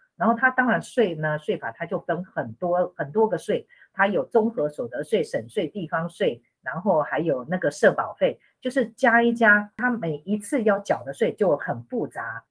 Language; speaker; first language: Chinese; native; Chinese